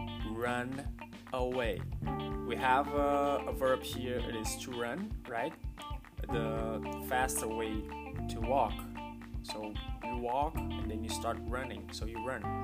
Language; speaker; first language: English; non-native, fluent; Portuguese